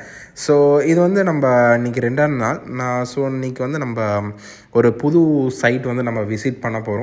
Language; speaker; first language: Tamil; native; Tamil